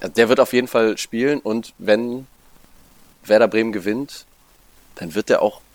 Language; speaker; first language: German; native; German